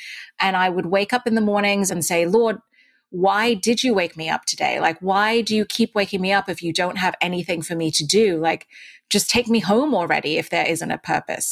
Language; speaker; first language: English; native; English